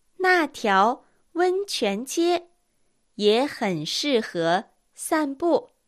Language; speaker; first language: Chinese; non-native, fluent; Japanese